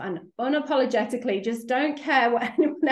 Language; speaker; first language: English; native; English